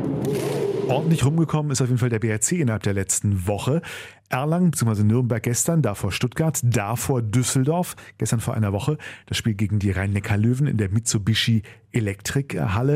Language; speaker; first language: German; native; German